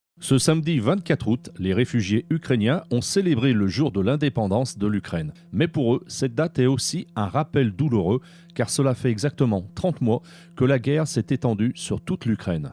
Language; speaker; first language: French; native; French